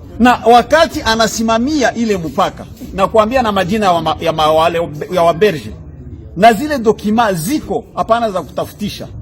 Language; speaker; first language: Swahili; non-native, local second language; Kinyarwanda